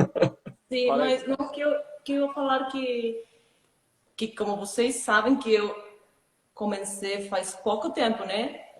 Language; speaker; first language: Portuguese; non-native, fluent; Spanish